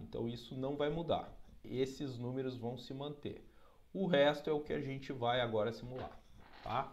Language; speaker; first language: Portuguese; native; Portuguese